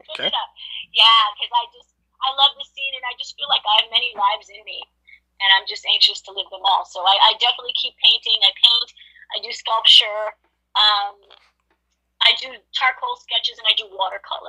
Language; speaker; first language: English; native; English